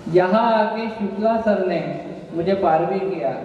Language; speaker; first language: Hindi; non-native, local second language; Marathi